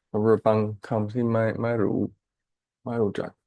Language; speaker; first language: Thai; non-native, learner; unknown